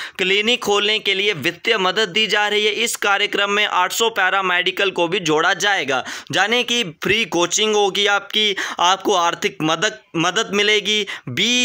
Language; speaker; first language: Hindi; native; Hindi